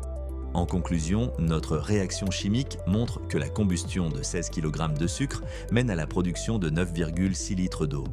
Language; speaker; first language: French; native; French